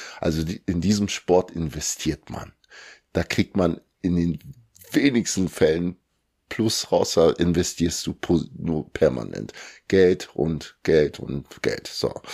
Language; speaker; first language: German; early bilingual, other home language; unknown